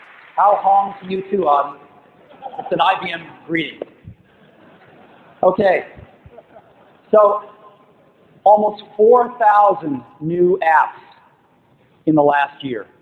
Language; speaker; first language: English; native; English